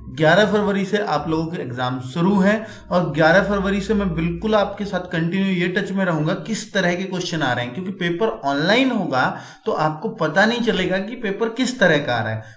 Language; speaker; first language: Hindi; native; Hindi